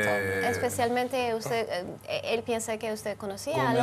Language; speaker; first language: Spanish; non-native, fluent; Turkish